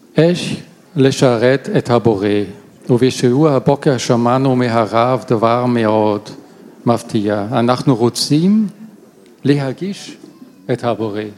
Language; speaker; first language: Hebrew; non-native, learner; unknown